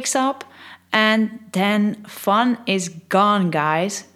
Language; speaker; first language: English; non-native, fluent; Dutch